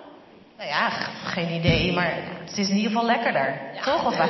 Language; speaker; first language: Dutch; native; Dutch